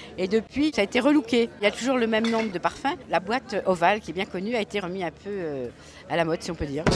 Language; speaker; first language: French; native; French